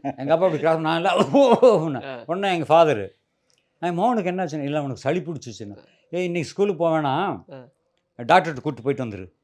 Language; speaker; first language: Tamil; native; Tamil